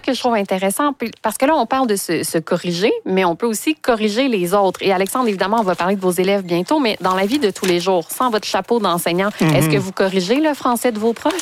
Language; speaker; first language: French; native; French